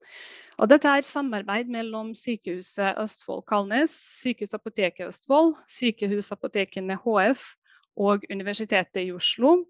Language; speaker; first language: Norwegian; non-native, fluent; Bosnian